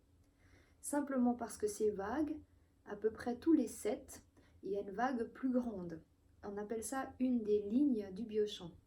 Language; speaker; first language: French; native; French